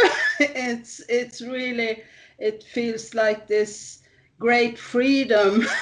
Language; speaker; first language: English; non-native, fluent; Swedish